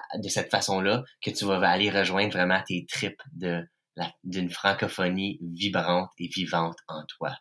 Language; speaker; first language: French; native; French